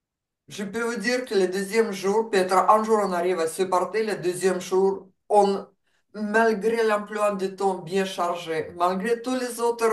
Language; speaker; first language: French; non-native, fluent; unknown